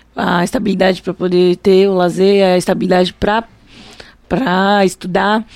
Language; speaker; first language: Portuguese; native; Portuguese